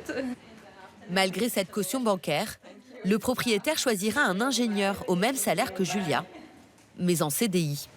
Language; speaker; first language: French; native; French